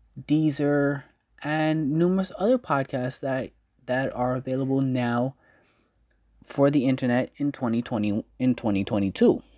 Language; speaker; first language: English; native; English